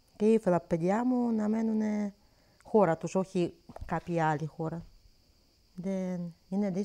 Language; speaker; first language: Greek; non-native, learner; Ukrainian